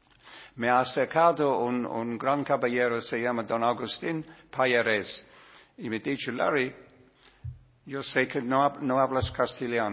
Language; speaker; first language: Spanish; non-native, learner; English